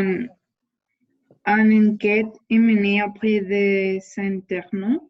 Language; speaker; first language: French; non-native, learner; Spanish